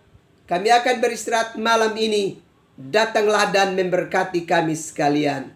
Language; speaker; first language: Indonesian; native; Indonesian